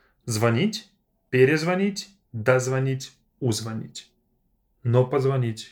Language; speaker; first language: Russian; native; Russian